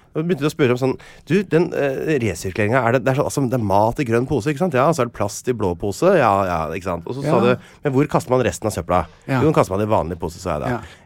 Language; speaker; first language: Norwegian; native; Norwegian